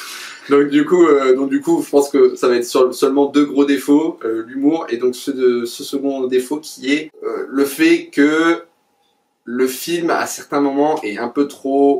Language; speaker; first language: French; native; French